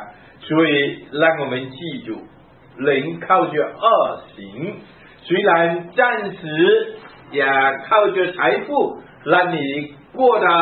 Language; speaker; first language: Chinese; native; Chinese